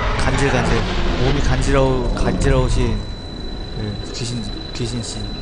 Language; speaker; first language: Korean; native; Korean